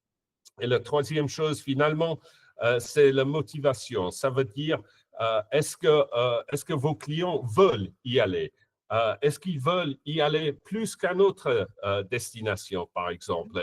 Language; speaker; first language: French; non-native, fluent; English